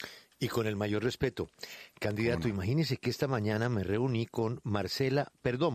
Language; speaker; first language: Spanish; native; Spanish